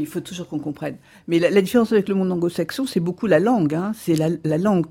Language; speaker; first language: French; native; French